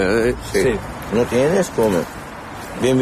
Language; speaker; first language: Spanish; non-native, learner; Arabic